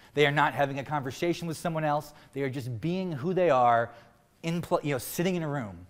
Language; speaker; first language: English; native; English